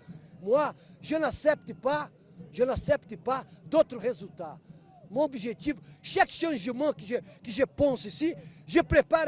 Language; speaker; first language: French; non-native, fluent; Portuguese